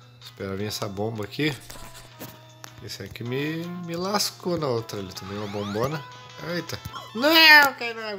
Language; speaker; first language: Portuguese; native; Portuguese